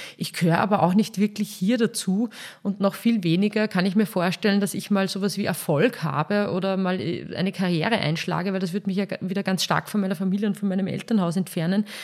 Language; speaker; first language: German; native; German